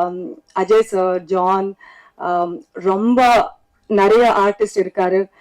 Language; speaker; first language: Tamil; non-native, learner; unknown